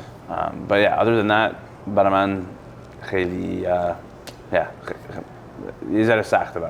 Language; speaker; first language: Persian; early bilingual, heritage; English